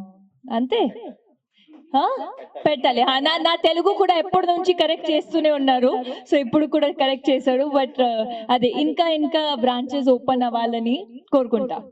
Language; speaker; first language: Telugu; non-native, learner; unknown